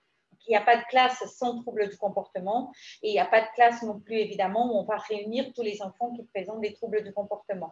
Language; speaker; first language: French; native; French